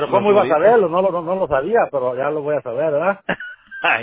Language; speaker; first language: Spanish; native; Spanish